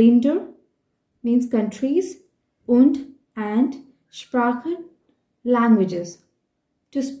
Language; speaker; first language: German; non-native, fluent; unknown